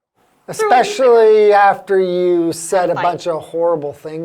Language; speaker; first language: English; native; English